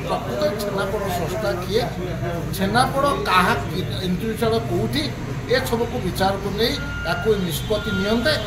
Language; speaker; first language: Odia; native; Odia